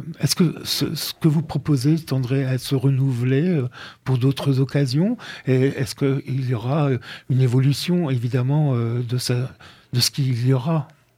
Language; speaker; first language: French; native; French